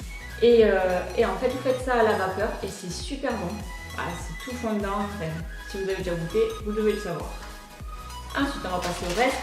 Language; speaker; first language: French; native; French